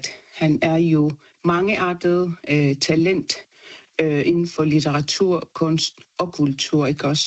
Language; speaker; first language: Danish; non-native, local second language; Kalaallisut